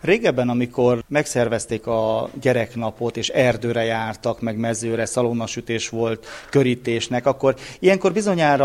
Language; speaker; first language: Hungarian; native; Hungarian